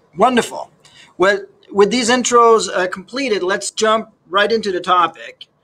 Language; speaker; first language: English; native; English